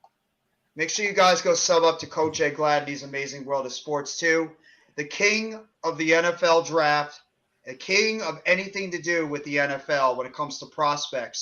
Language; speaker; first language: English; native; English